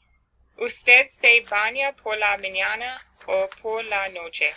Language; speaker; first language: Spanish; non-native, learner; English